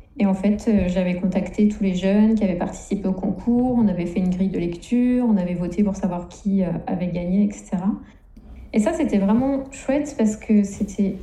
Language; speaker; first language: French; native; French